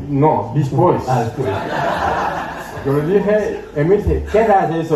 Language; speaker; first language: Spanish; non-native, learner; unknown